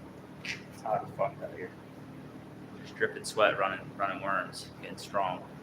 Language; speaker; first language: English; native; English